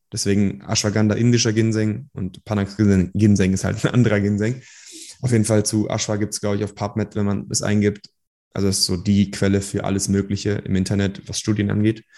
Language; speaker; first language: German; early bilingual, other home language; Persian